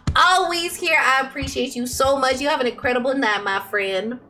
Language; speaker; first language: English; native; English